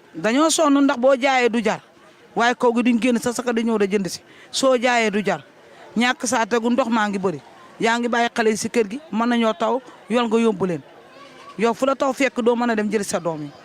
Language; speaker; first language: Wolof; native; Wolof